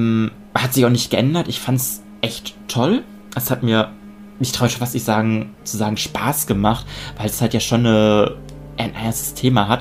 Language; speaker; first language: German; native; German